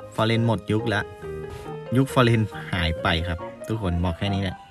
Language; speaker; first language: Thai; non-native, local second language; Northeastern Thai